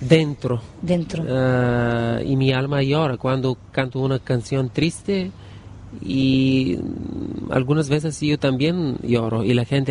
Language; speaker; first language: Spanish; non-native, learner; Bulgarian